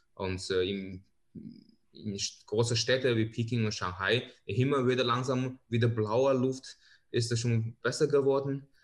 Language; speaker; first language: German; non-native, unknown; Chinese